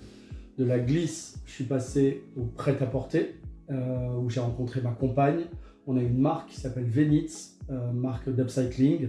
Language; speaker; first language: French; native; French